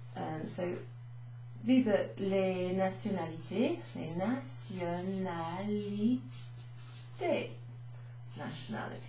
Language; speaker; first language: French; non-native, fluent; English